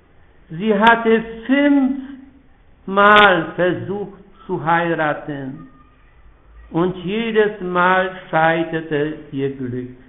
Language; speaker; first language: German; non-native, fluent; Polish